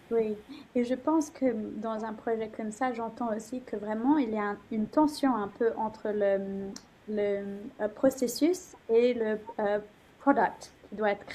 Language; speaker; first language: French; non-native, fluent; English